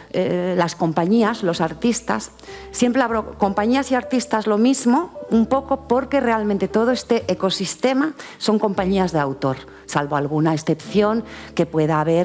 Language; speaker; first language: Spanish; native; Spanish